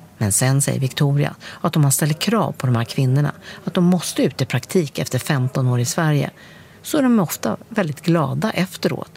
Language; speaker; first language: Swedish; native; Swedish